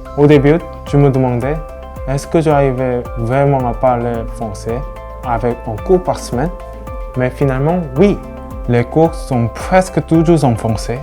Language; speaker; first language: French; non-native, learner; Japanese